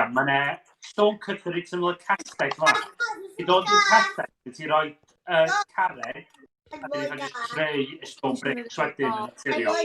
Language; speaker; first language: Welsh; native; Welsh